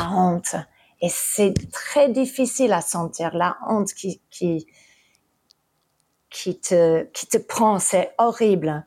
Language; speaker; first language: French; early bilingual, heritage; English